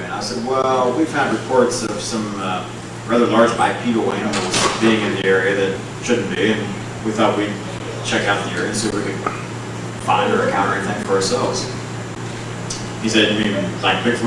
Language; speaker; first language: English; native; English